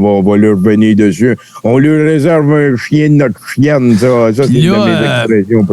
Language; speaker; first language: French; native; French